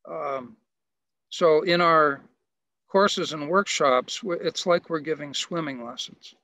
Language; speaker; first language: English; native; English